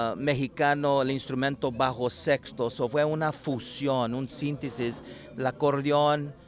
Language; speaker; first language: Spanish; native; Spanish